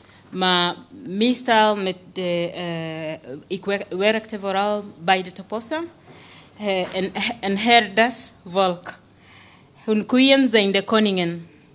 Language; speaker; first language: Dutch; non-native, learner; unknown